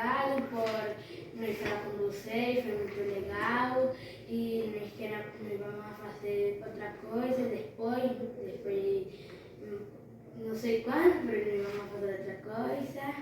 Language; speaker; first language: Portuguese; non-native, learner; Spanish